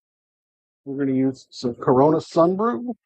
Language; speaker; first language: English; native; English